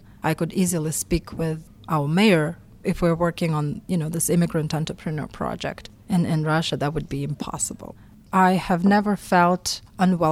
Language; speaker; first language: English; non-native, fluent; Russian